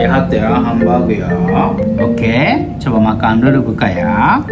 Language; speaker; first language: Indonesian; non-native, learner; Japanese